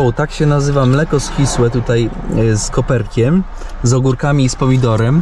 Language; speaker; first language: Polish; native; Polish